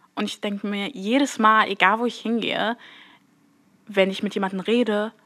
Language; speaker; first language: German; native; German